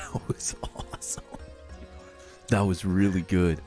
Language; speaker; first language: English; native; English